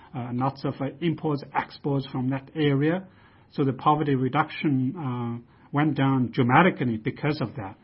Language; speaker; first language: English; non-native, fluent; Chinese